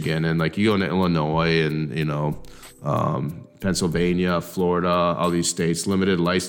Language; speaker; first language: English; native; English